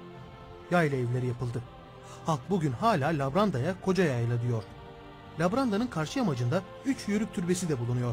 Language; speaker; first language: Turkish; native; Turkish